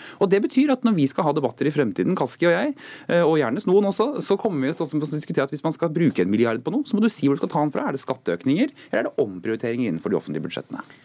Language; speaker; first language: Norwegian; native; Norwegian